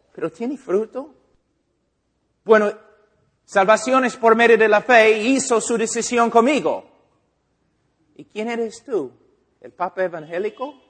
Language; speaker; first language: Spanish; non-native, fluent; English